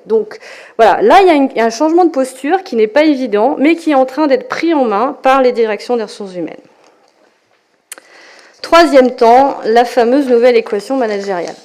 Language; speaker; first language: French; native; French